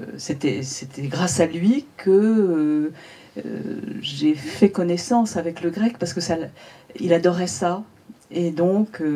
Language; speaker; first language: French; native; French